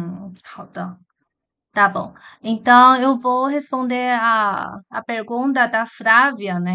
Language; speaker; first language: Portuguese; non-native, learner; Chinese